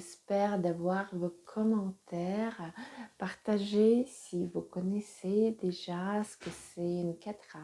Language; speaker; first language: French; non-native, fluent; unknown